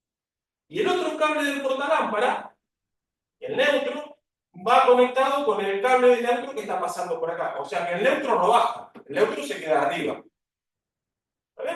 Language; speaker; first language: Spanish; native; Spanish